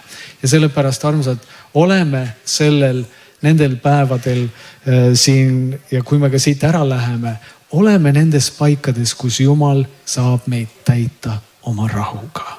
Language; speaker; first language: Estonian; native; Estonian